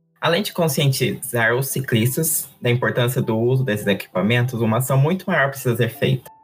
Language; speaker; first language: Portuguese; native; Portuguese